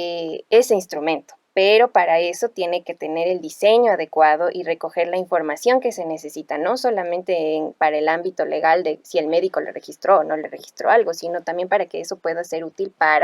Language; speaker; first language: Spanish; native; Spanish